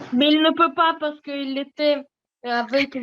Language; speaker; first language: French; non-native, learner; Russian